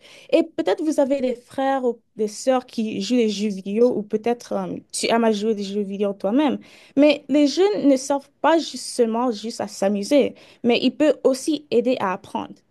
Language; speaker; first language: French; early bilingual, heritage; French